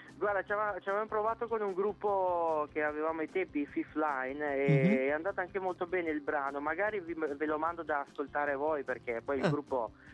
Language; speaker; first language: Italian; non-native, fluent; Catalan